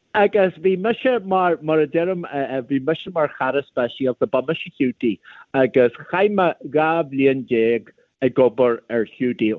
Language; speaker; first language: Irish; native; Irish